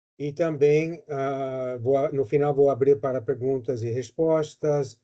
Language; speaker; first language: Portuguese; non-native, fluent; English